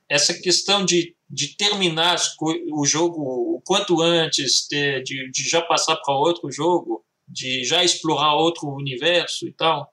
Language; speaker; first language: Portuguese; early bilingual, heritage; Portuguese